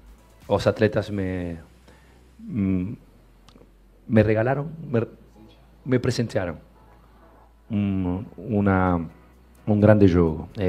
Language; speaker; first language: Portuguese; non-native, fluent; Spanish